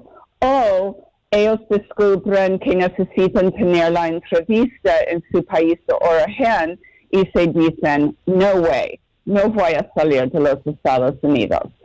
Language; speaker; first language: Spanish; non-native, learner; English